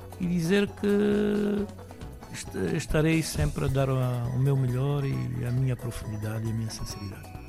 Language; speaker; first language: Portuguese; native; Portuguese